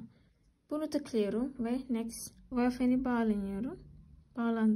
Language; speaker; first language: Turkish; non-native, learner; Indonesian